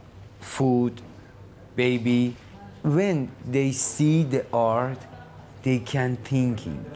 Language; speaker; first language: English; non-native, learner; Persian